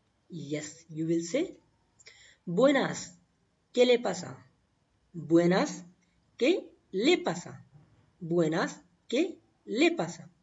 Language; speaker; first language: Spanish; non-native, learner; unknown